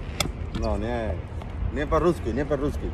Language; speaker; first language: Russian; non-native, learner; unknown